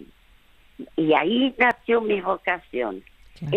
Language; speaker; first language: Spanish; early bilingual, other home language; French